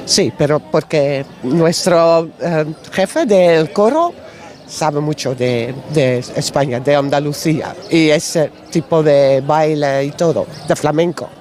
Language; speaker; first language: Spanish; non-native, learner; Dutch